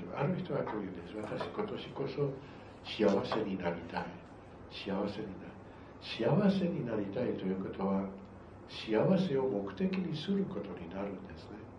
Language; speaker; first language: Japanese; non-native, fluent; Spanish